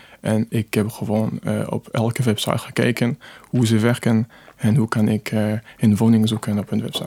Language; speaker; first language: Dutch; non-native, fluent; French